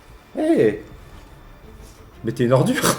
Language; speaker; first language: French; native; French